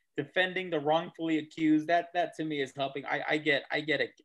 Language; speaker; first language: English; native; English